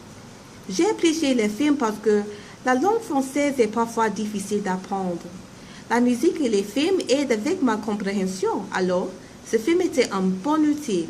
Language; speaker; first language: French; non-native, learner; English